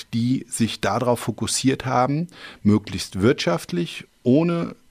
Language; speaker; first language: German; native; German